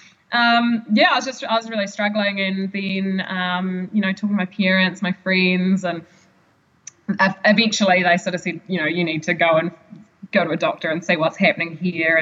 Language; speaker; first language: English; native; English